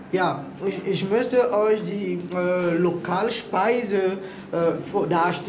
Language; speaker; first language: German; non-native, learner; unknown